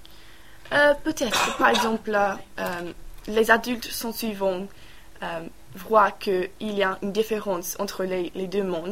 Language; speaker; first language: French; non-native, learner; English